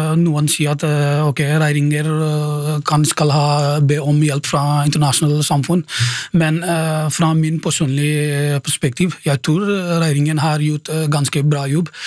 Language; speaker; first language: Norwegian; non-native, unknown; Nepali